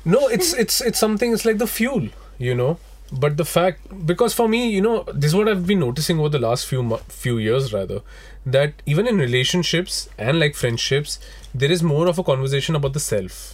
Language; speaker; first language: English; non-native, local second language; Hindi